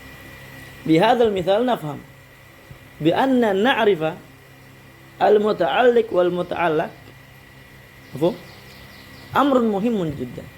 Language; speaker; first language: Arabic; non-native, fluent; Indonesian